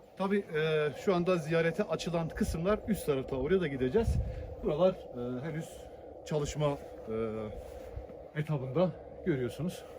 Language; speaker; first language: Turkish; native; Turkish